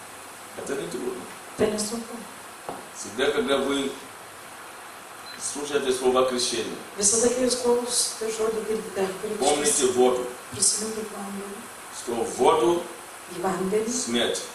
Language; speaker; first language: Russian; non-native, learner; English